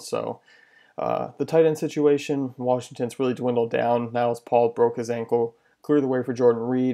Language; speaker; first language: English; native; English